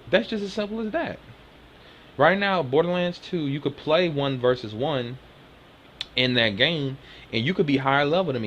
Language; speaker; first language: English; native; English